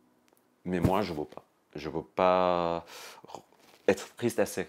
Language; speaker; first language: French; non-native, learner; Arabic